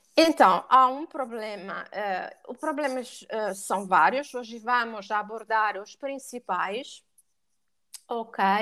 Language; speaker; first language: Portuguese; non-native, fluent; Italian